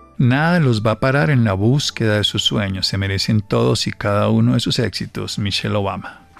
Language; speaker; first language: Spanish; native; Spanish